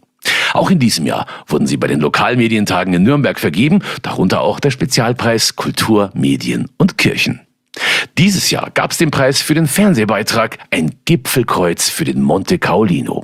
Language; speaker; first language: German; native; German